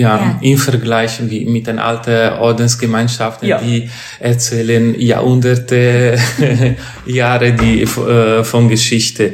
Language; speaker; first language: German; non-native, fluent; Italian